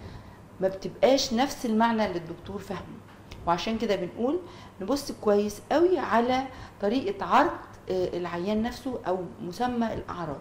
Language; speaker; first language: Arabic; native; Arabic